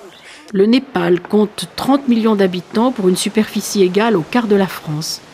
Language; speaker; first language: French; native; French